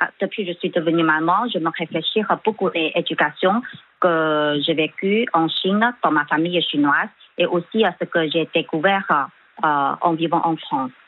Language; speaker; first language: French; non-native, fluent; Chinese